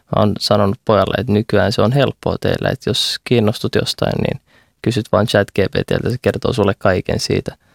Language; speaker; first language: Finnish; early bilingual, other home language; Arabic